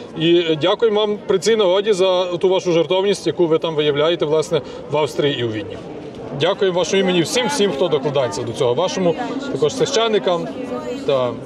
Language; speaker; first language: Ukrainian; native; Ukrainian